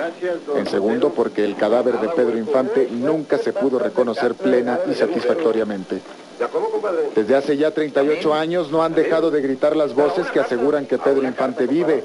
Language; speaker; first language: Spanish; native; Spanish